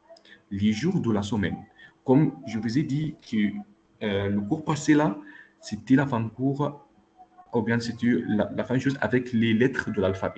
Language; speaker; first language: French; non-native, local second language; Arabic